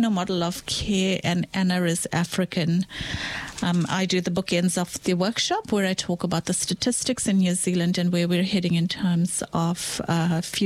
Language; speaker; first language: English; native; English